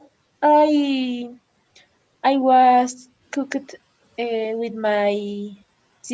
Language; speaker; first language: English; non-native, learner; Spanish